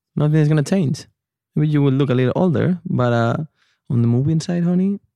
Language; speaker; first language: English; non-native, fluent; Spanish